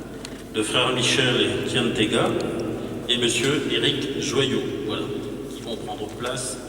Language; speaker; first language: French; native; French